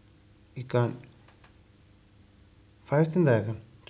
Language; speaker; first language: Dutch; non-native, learner; Turkish